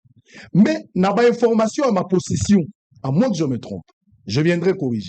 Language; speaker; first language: French; non-native, local second language; Lingala